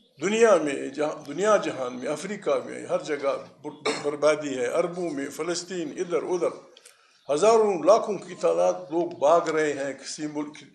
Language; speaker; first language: Urdu; non-native, local second language; Pashto